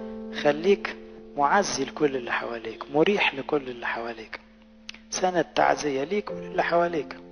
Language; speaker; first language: Arabic; native; Arabic